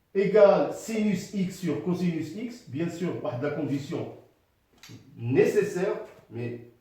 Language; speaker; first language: French; non-native, local second language; Arabic